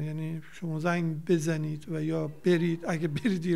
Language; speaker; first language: Persian; native; Persian